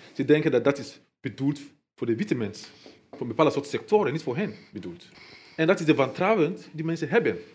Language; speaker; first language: Dutch; non-native, fluent; Mandingo